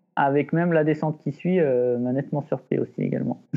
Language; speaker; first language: French; native; French